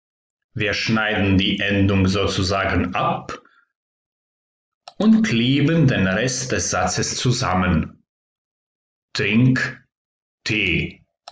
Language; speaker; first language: German; non-native, fluent; Croatian